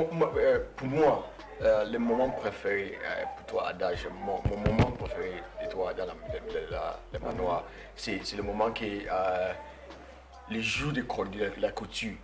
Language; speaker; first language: French; non-native, learner; English